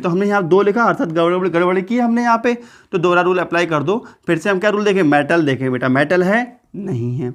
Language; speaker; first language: Hindi; native; Hindi